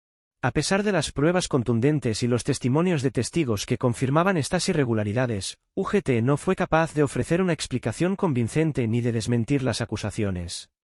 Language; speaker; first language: Spanish; native; Spanish